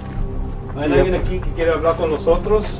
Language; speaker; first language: Spanish; early bilingual, heritage; Spanish